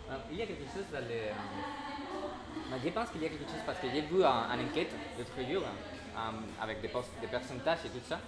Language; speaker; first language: French; non-native, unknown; Spanish